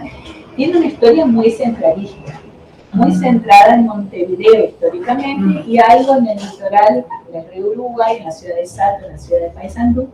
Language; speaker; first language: Spanish; native; Spanish